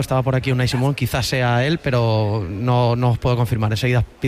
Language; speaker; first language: Spanish; native; Spanish